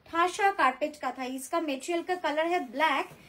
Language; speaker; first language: Hindi; non-native, local second language; Bangla